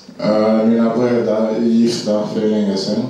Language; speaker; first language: Swedish; non-native, learner; Lingala